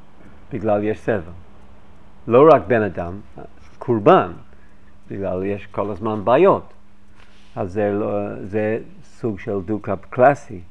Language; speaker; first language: Hebrew; non-native, fluent; English